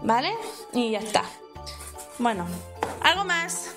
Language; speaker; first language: Spanish; native; Spanish